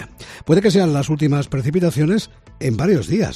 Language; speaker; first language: Spanish; native; Spanish